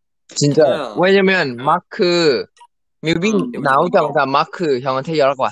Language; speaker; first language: Korean; non-native, learner; Thai